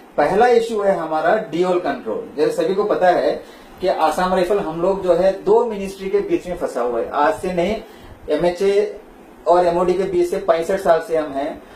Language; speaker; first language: Hindi; non-native, local second language; Malayalam